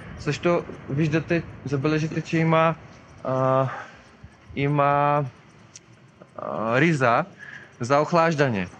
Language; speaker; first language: Bulgarian; non-native, fluent; Czech